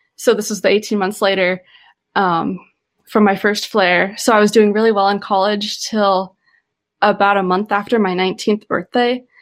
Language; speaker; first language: English; native; English